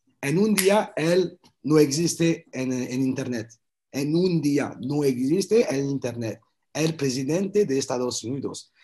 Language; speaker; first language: Spanish; non-native, learner; French